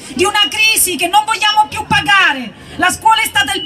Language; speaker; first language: Italian; native; Italian